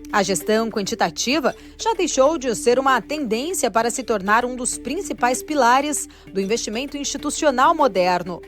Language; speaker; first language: Portuguese; native; Portuguese